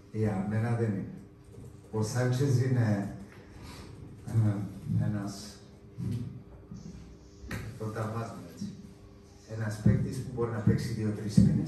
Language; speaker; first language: Greek; non-native, fluent; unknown